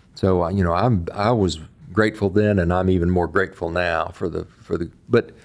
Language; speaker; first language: English; native; English